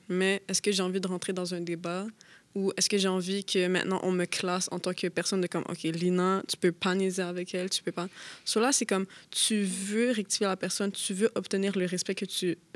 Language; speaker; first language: French; native; French